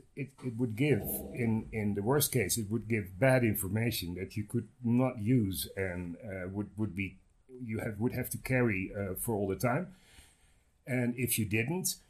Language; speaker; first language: English; non-native, fluent; Dutch